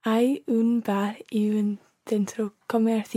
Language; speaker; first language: Spanish; non-native, learner; English